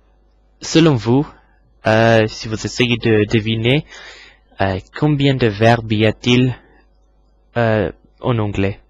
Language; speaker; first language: French; non-native, fluent; English